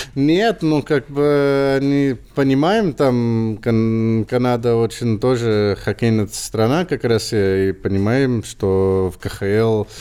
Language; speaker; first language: Russian; non-native, learner; English